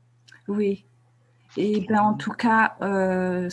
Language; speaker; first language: French; non-native, local second language; Kabyle